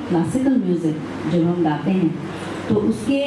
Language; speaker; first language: Hindi; native; Hindi